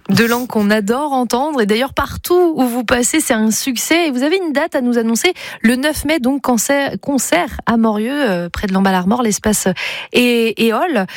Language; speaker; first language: French; native; French